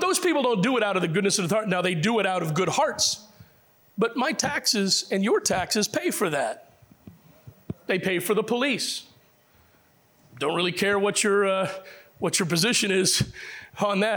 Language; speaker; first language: English; native; English